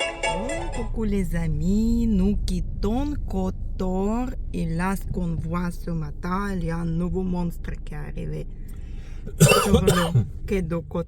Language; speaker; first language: French; non-native, fluent; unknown